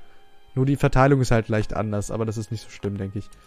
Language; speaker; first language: German; native; German